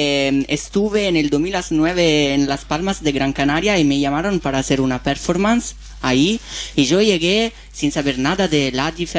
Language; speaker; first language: Spanish; non-native, fluent; Italian